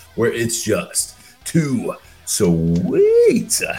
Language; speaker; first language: English; native; English